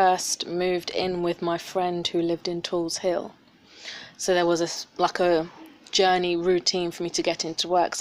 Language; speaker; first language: English; native; English